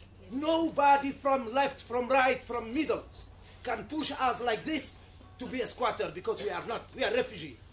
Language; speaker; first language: English; non-native, learner; Arabic